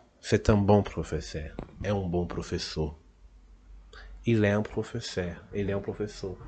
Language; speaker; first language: French; non-native, fluent; Portuguese